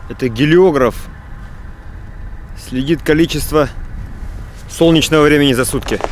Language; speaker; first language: Russian; native; Russian